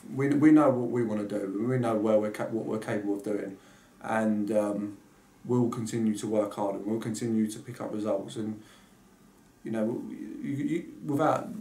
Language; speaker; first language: English; native; English